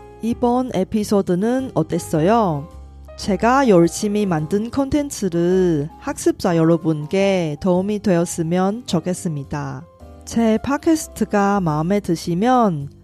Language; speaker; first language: Korean; non-native, fluent; Chinese